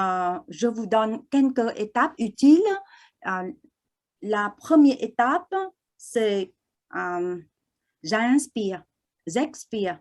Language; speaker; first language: French; non-native, fluent; Vietnamese